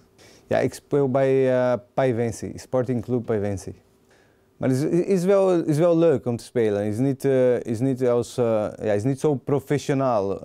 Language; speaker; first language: Dutch; non-native, learner; Portuguese